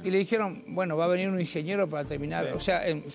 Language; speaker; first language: Spanish; native; Spanish